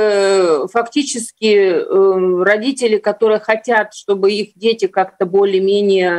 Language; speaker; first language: Russian; native; Russian